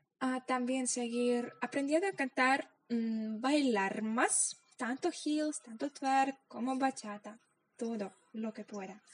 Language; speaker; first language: Spanish; non-native, fluent; Polish